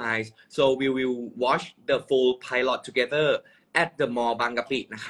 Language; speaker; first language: English; non-native, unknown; Thai